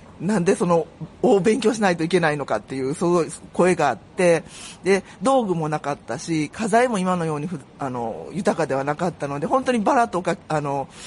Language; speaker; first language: Japanese; native; Japanese